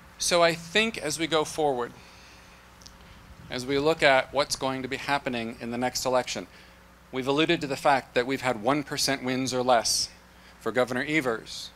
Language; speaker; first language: English; native; English